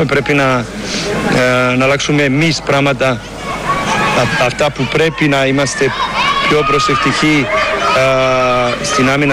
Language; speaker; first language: Greek; non-native, learner; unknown